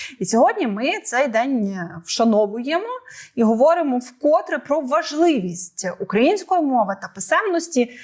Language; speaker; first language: Ukrainian; native; Ukrainian